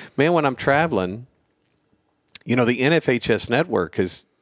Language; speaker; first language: English; native; English